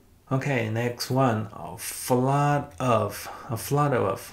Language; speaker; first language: English; non-native, fluent; Chinese